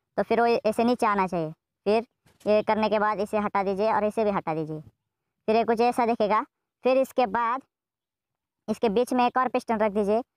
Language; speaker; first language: Hindi; native; Hindi